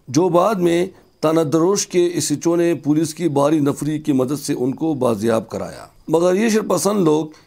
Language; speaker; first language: Urdu; non-native, local second language; Khowar